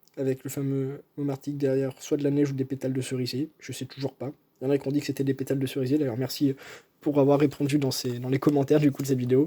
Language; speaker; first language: French; native; French